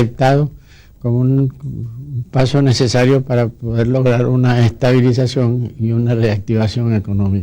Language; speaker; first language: Spanish; native; Spanish